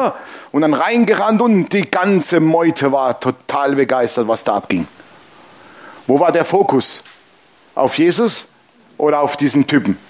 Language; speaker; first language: German; native; German